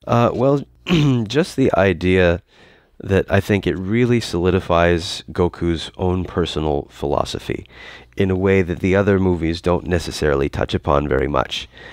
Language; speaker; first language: English; native; English